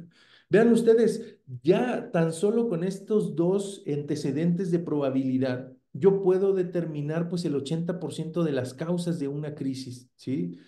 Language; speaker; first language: Spanish; native; Spanish